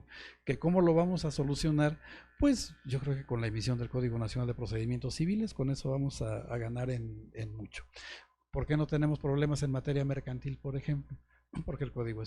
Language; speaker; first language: Spanish; native; Spanish